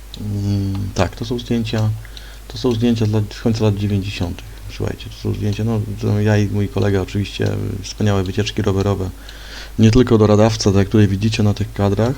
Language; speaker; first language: Polish; native; Polish